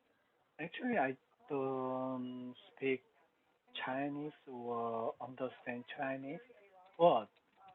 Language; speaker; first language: English; non-native, learner; Korean